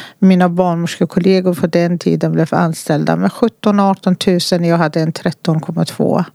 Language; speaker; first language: Swedish; non-native, fluent; Persian